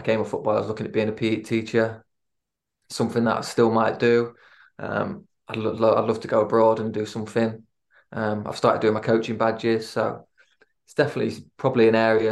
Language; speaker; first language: English; native; English